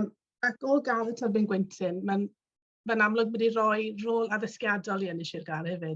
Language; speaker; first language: Welsh; native; Welsh